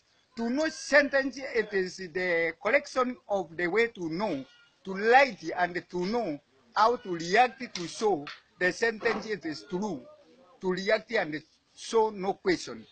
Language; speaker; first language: English; non-native, learner; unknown